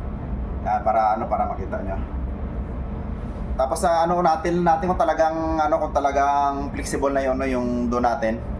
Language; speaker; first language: Filipino; native; Filipino